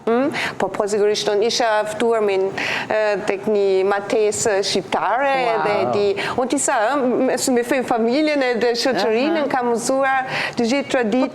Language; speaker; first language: Albanian; non-native, fluent; German